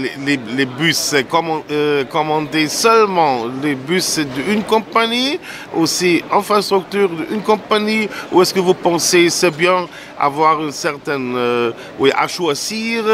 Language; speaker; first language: French; non-native, fluent; German